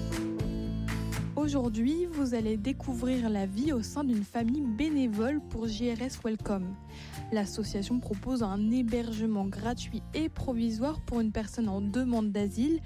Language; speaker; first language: French; native; French